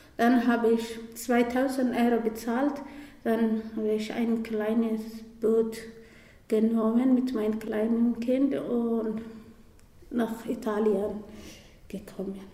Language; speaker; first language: German; non-native, learner; Somali